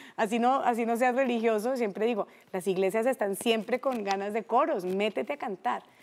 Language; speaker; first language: Spanish; native; Spanish